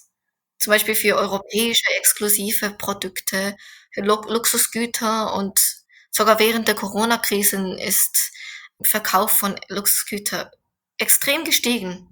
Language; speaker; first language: German; non-native, fluent; Korean